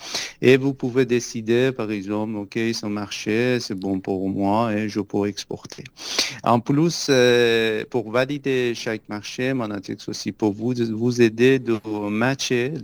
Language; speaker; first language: French; non-native, fluent; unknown